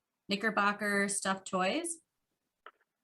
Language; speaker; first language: English; native; English